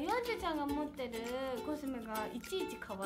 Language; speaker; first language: Japanese; non-native, fluent; Korean